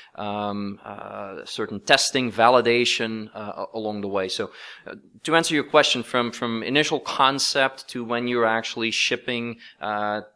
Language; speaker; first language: English; non-native, fluent; Dutch